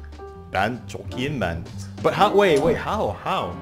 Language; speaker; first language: Turkish; non-native, learner; Indonesian